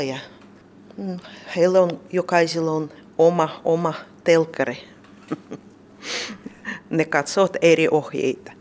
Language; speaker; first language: Finnish; non-native, learner; Russian